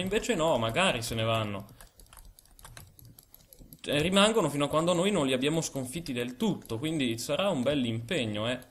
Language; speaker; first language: Italian; native; Italian